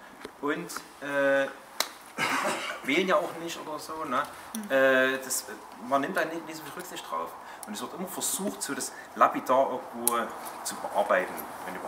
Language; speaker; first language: German; native; German